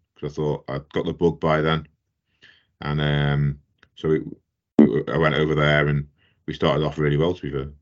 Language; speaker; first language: English; native; English